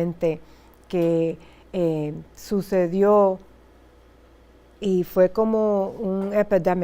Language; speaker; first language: Spanish; early bilingual, heritage; Spanish